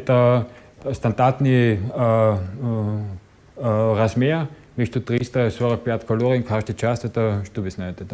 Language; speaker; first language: Russian; non-native, learner; German